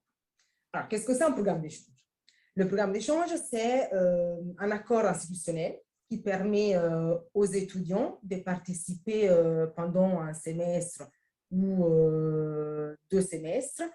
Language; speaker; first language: French; non-native, fluent; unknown